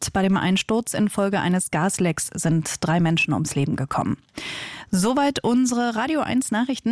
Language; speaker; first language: German; native; German